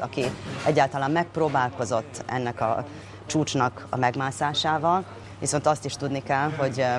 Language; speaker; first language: Hungarian; native; Hungarian